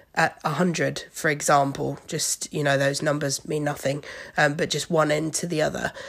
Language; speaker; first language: English; native; English